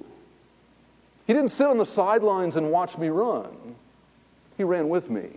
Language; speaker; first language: English; native; English